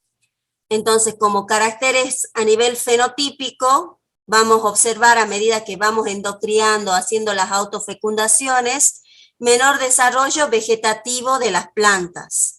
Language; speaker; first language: Spanish; native; Spanish